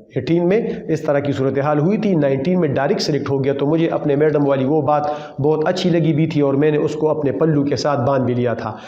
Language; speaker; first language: Urdu; non-native, local second language; Pashto